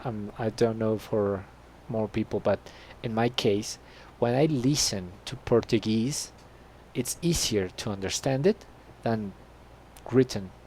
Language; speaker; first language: English; non-native, fluent; Spanish